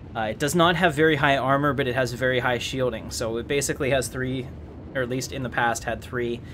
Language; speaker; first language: English; native; English